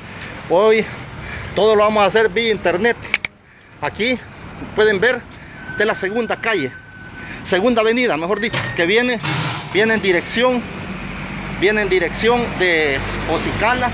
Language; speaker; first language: Spanish; native; Spanish